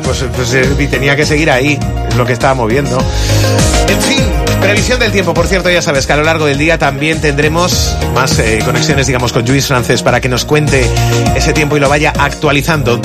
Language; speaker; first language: Spanish; native; Spanish